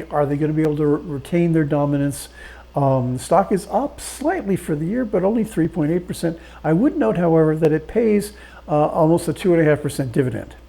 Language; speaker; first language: English; native; English